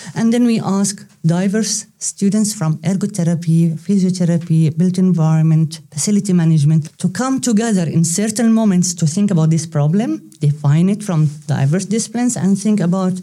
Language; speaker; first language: English; non-native, fluent; Arabic